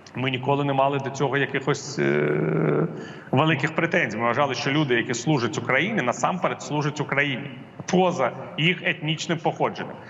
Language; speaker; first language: Ukrainian; non-native, local second language; Russian